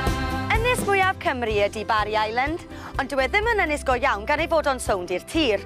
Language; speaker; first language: Welsh; native; Welsh